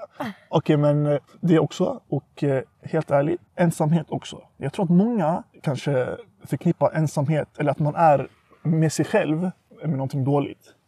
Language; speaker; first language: Swedish; early bilingual, other home language; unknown